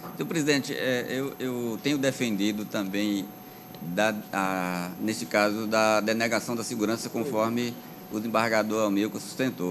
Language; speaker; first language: Portuguese; native; Portuguese